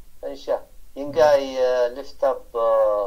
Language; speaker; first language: Chinese; non-native, learner; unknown